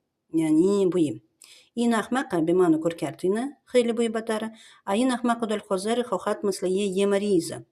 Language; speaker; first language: Persian; non-native, learner; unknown